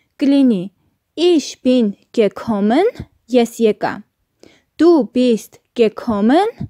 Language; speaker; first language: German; non-native, fluent; Armenian